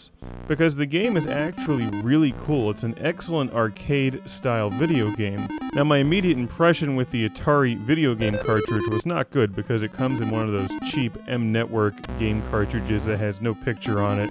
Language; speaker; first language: English; native; English